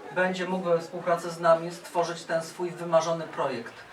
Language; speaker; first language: Polish; native; Polish